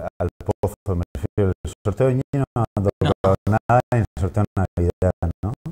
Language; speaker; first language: Spanish; native; Spanish